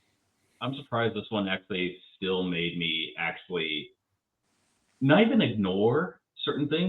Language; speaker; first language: English; native; English